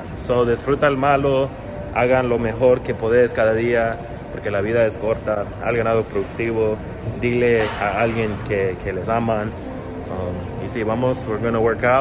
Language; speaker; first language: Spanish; early bilingual, heritage; Spanish